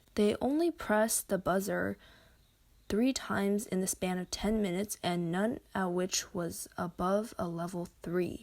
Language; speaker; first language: English; native; English